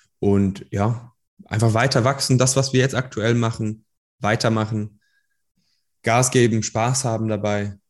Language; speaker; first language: German; early bilingual, other home language; Persian